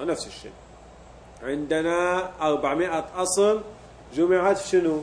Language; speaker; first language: Arabic; native; Arabic